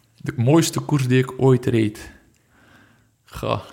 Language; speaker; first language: Dutch; native; Dutch